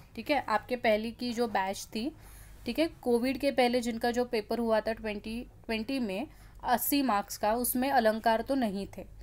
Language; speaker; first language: Hindi; non-native, local second language; Marathi